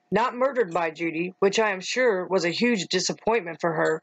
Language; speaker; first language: English; native; English